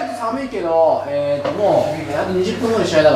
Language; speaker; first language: Japanese; native; Japanese